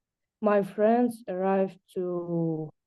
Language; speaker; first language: English; non-native, learner; Russian